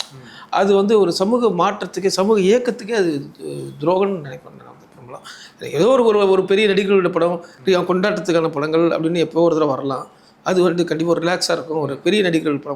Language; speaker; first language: Tamil; native; Tamil